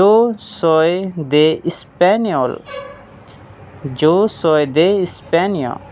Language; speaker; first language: Spanish; non-native, fluent; Hindi